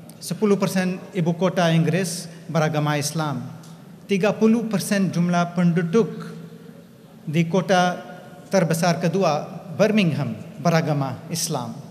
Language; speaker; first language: Indonesian; non-native, fluent; English